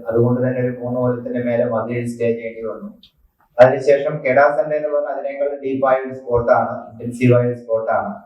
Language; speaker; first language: Malayalam; native; Malayalam